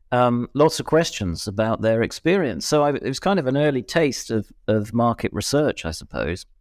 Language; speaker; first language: English; native; English